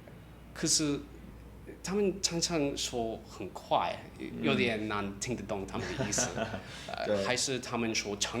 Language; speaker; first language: Chinese; non-native, learner; English